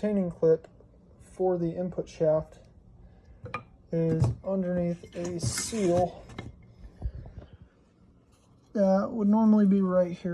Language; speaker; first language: English; native; English